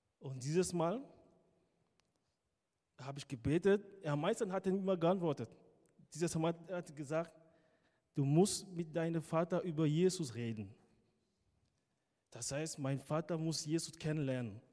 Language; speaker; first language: German; non-native, fluent; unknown